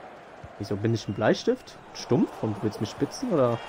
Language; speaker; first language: German; native; German